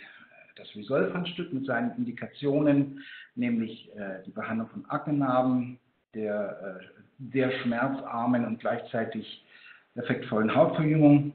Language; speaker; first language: German; native; German